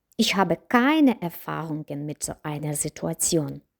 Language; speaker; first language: German; non-native, fluent; Ukrainian